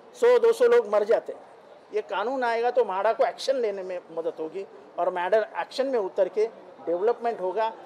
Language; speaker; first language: Hindi; non-native, local second language; Marathi